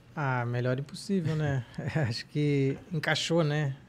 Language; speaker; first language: Portuguese; native; Portuguese